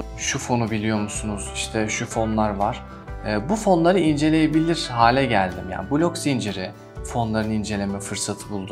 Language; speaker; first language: Turkish; native; Turkish